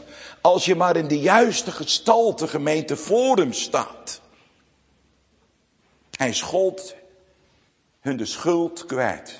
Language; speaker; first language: Dutch; native; Dutch